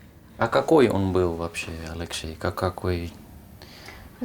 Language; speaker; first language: Russian; non-native, fluent; Dutch